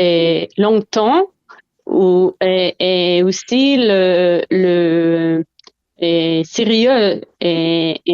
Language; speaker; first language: French; non-native, learner; Hebrew